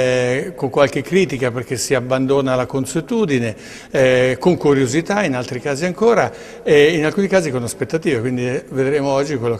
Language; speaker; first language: Italian; native; Italian